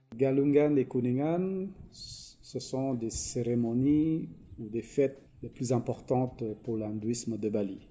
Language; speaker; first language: French; non-native, fluent; Balinese